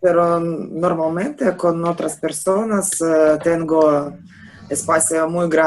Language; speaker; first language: Spanish; non-native, learner; Russian